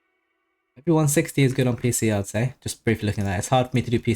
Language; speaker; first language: English; native; English